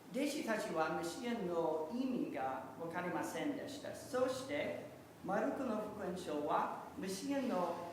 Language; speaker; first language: Japanese; non-native, learner; English